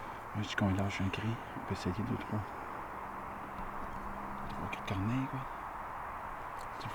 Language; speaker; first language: French; native; French